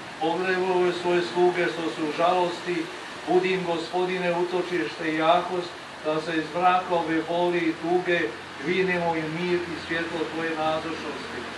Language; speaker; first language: Croatian; native; Croatian